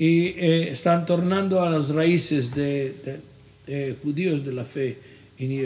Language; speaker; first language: Spanish; non-native, fluent; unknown